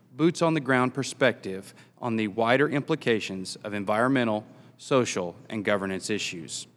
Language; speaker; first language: English; native; English